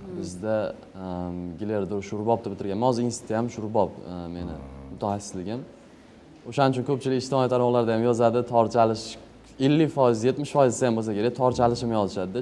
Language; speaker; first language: Uzbek; native; Uzbek